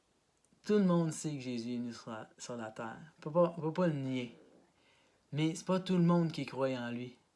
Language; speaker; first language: French; native; French